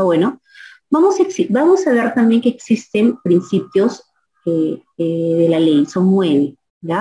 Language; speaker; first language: Spanish; native; Spanish